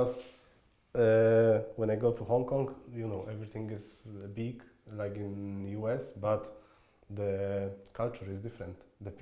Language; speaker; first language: English; non-native, fluent; Polish